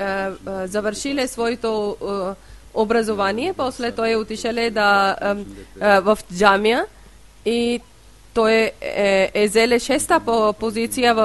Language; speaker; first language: Bulgarian; non-native, learner; Urdu